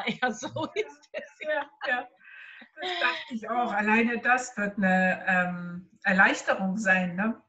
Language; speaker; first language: German; native; German